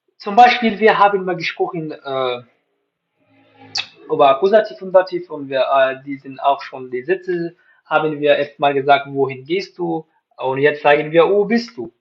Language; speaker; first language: German; non-native, fluent; Pashto